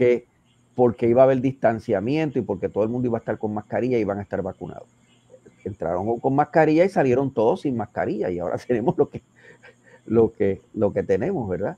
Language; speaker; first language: Spanish; native; Spanish